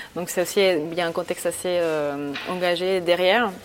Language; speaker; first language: French; early bilingual, other home language; Spanish